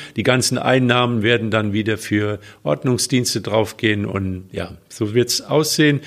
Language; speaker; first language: German; native; German